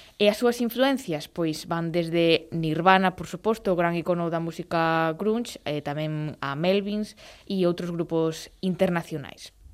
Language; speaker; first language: Galician; native; Galician